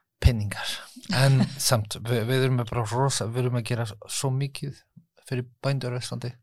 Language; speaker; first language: Icelandic; non-native, learner; French